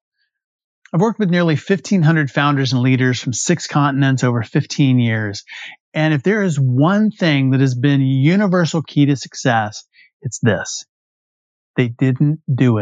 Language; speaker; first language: English; native; English